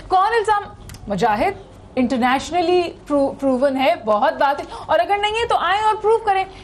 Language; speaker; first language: Urdu; native; Urdu